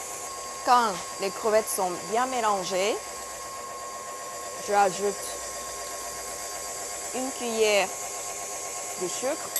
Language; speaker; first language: French; non-native, learner; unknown